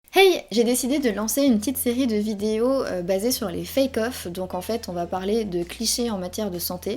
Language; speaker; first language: French; native; French